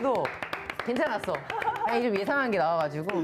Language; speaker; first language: Korean; native; Korean